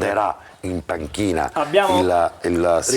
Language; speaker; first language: Italian; native; Italian